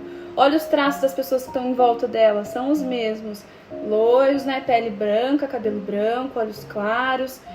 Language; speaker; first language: Portuguese; native; Portuguese